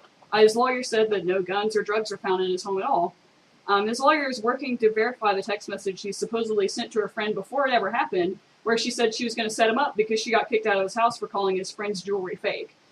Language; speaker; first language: English; native; English